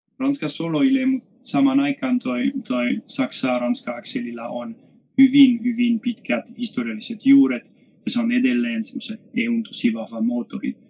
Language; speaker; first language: Finnish; non-native, fluent; French